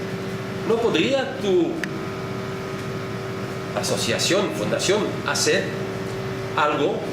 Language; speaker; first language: Spanish; non-native, learner; French